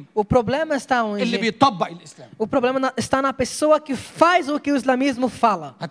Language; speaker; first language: Portuguese; non-native, fluent; Arabic